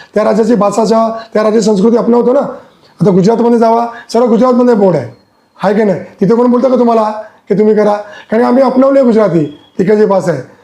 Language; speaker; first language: Marathi; non-native, local second language; Gujarati